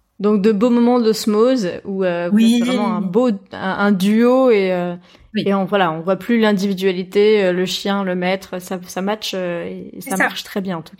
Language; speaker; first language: French; native; French